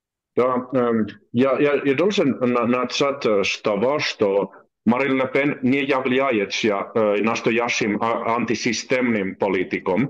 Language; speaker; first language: Russian; non-native, learner; Finnish